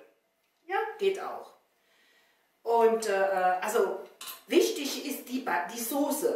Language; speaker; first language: German; non-native, learner; Chinese